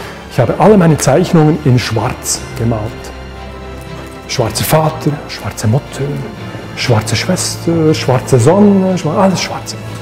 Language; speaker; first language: German; native; German